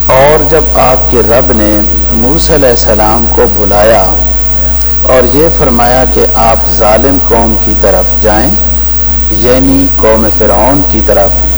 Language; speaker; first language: Urdu; native; Urdu